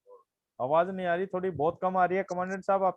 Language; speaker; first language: Hindi; native; Hindi